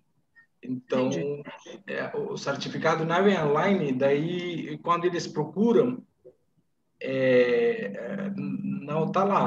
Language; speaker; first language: Portuguese; non-native, fluent; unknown